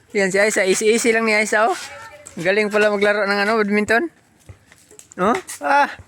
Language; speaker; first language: Filipino; non-native, local second language; Cebuano